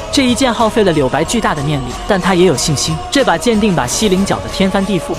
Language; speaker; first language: Chinese; native; Chinese